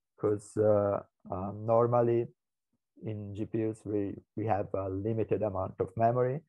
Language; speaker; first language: English; non-native, fluent; Italian